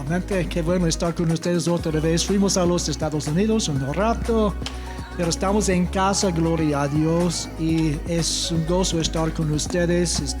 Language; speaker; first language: Spanish; non-native, learner; English